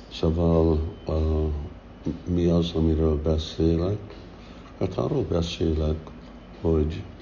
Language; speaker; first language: Hungarian; early bilingual, heritage; Hungarian